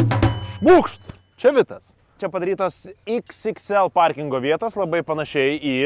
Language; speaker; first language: Lithuanian; native; Lithuanian